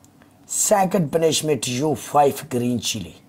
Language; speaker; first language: English; non-native, learner; Punjabi